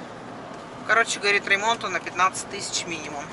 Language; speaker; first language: Russian; native; Russian